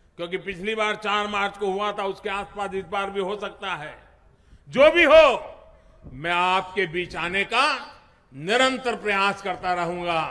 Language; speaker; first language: Hindi; non-native, local second language; Gujarati